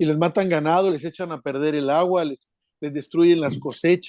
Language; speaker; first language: Spanish; native; Spanish